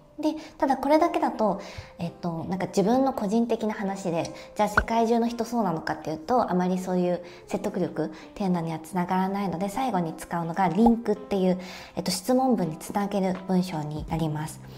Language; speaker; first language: Japanese; native; Japanese